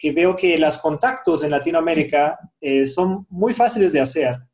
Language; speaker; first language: Spanish; non-native, fluent; German